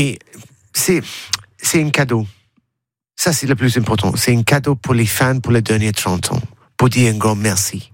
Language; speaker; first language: French; non-native, learner; English